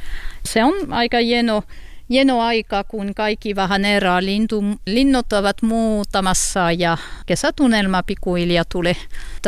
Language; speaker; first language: Finnish; non-native, learner; French